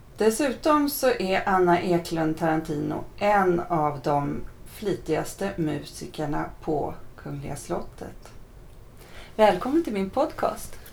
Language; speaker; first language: Swedish; native; Swedish